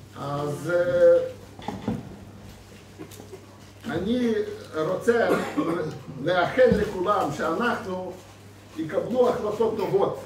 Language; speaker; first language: Hebrew; non-native, fluent; Russian